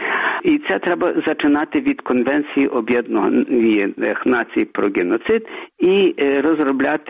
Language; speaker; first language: Ukrainian; early bilingual, heritage; Ukrainian